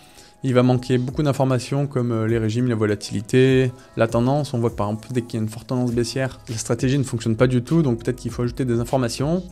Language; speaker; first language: French; native; French